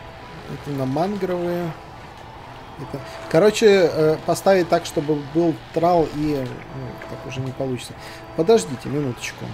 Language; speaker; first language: Russian; native; Russian